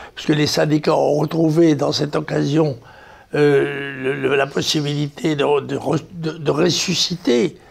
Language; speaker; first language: French; native; French